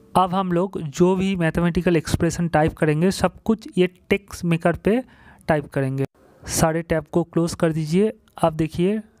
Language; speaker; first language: Hindi; non-native, local second language; Bangla